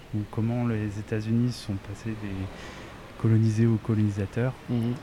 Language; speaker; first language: French; native; French